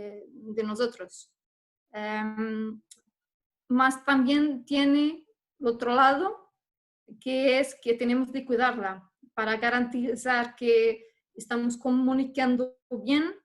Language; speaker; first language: Spanish; non-native, fluent; Portuguese